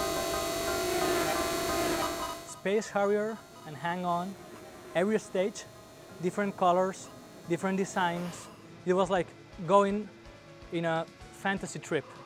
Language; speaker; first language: English; non-native, fluent; Spanish